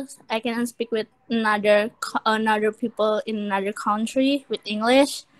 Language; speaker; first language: English; non-native, learner; Indonesian